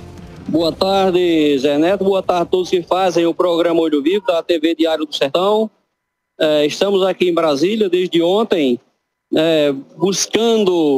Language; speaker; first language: Portuguese; native; Portuguese